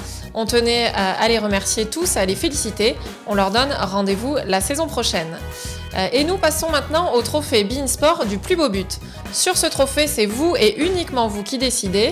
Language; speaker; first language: French; native; French